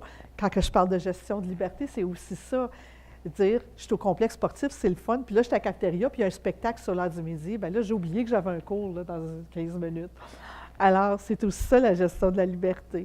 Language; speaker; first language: French; native; French